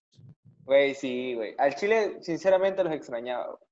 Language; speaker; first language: Spanish; native; Spanish